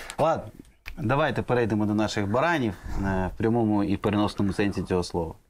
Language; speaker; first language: Ukrainian; native; Ukrainian